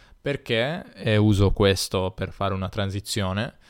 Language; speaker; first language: Italian; native; Italian